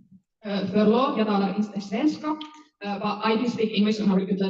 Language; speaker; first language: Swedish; non-native, learner; Finnish